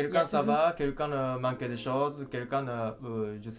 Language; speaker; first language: French; non-native, learner; Japanese